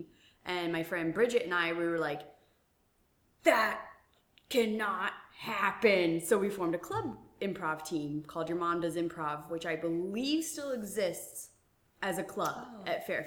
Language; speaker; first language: English; native; English